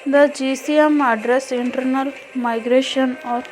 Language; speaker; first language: English; non-native, local second language; Kannada